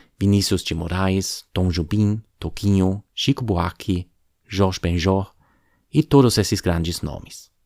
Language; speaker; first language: Portuguese; non-native, fluent; German